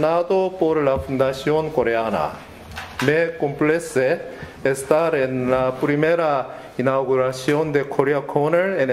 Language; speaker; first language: Spanish; non-native, learner; Korean